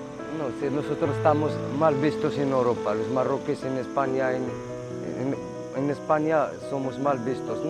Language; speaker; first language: Spanish; non-native, fluent; Arabic